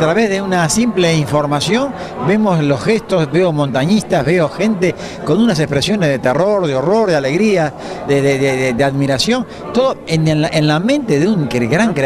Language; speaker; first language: Spanish; native; Spanish